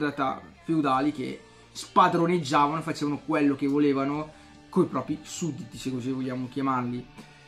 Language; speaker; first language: Italian; native; Italian